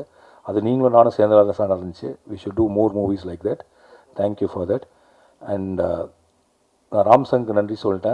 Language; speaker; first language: Tamil; native; Tamil